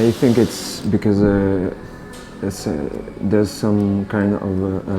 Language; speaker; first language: English; non-native, learner; French